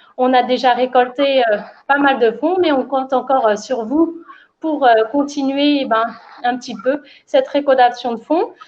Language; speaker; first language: French; native; French